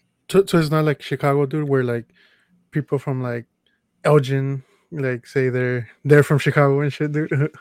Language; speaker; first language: English; early bilingual, other home language; Spanish